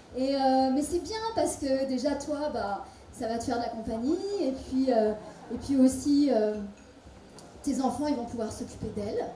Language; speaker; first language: French; native; French